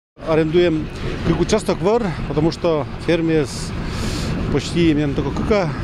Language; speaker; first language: Russian; non-native, local second language; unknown